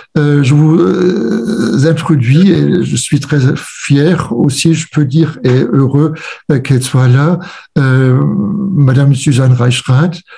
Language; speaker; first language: French; non-native, fluent; German